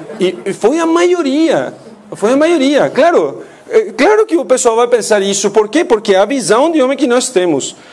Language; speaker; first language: Portuguese; non-native, fluent; Spanish